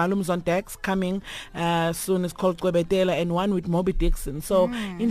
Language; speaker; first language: English; non-native, local second language; Swati